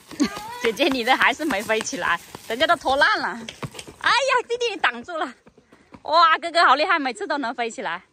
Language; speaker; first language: Chinese; native; Chinese